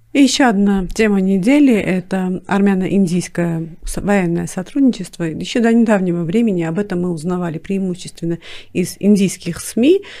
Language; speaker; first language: Russian; non-native, local second language; Armenian